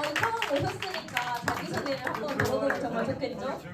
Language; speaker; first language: Korean; native; Korean